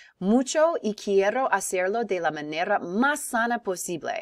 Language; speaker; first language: Spanish; non-native, fluent; English